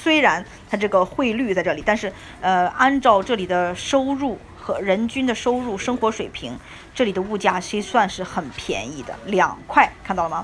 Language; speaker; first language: Chinese; native; Chinese